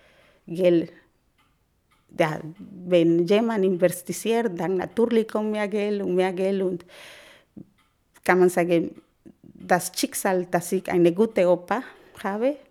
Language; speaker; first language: German; non-native, fluent; Spanish